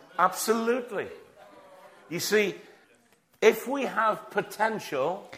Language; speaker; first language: English; native; English